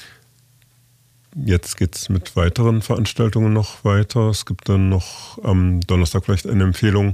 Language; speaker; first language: German; native; German